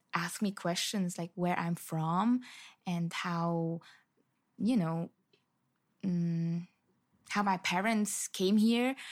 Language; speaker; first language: English; non-native, fluent; Swiss German